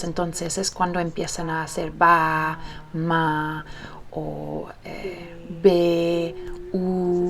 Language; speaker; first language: Spanish; early bilingual, heritage; Spanish